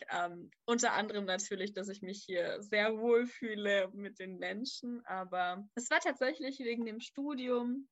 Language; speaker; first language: German; native; German